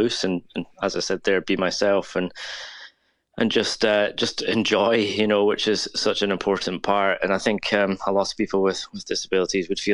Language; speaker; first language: English; native; English